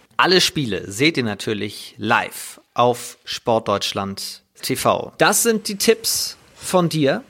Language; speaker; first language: German; native; German